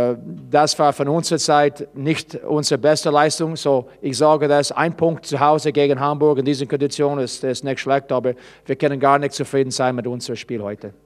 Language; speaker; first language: German; non-native, fluent; English